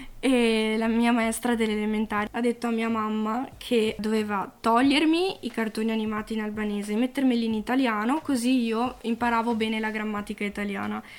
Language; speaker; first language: Italian; early bilingual, other home language; Albanian